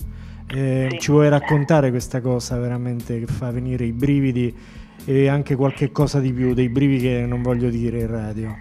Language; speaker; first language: Italian; native; Italian